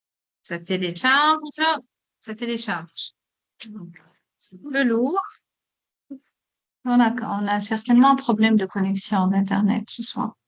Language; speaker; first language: French; non-native, local second language; Arabic